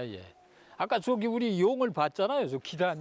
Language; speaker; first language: Korean; native; Korean